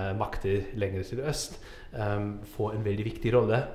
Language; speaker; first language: Norwegian; non-native, fluent; German